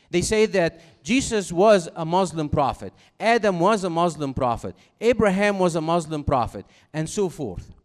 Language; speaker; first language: English; non-native, fluent; Arabic